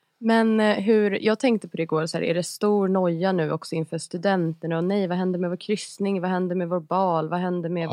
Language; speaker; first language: Swedish; native; Swedish